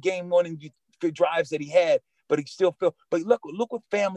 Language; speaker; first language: English; native; English